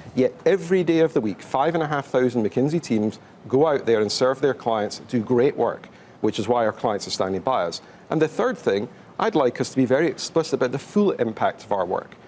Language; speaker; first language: English; native; English